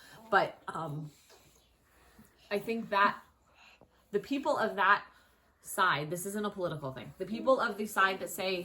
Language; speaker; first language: English; native; English